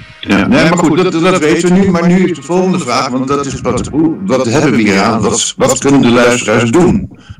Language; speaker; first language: Dutch; native; Dutch